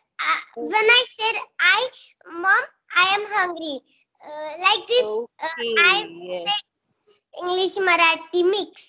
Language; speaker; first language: English; non-native, local second language; Marathi